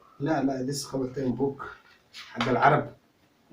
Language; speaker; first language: Arabic; non-native, learner; Somali